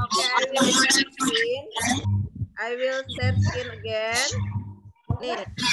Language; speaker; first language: English; non-native, learner; Indonesian